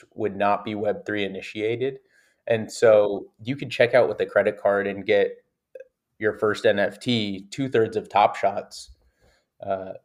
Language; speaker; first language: English; native; English